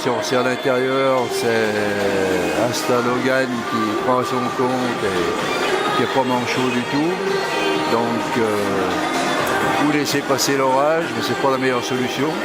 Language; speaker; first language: French; native; French